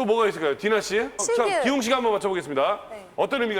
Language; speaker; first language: Korean; native; Korean